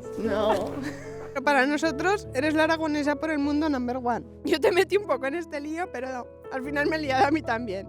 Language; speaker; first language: Spanish; native; Spanish